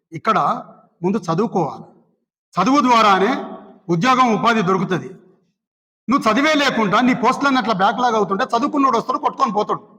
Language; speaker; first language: Telugu; non-native, local second language; Lambadi